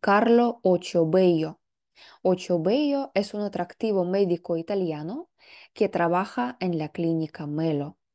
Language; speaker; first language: Spanish; non-native, fluent; Russian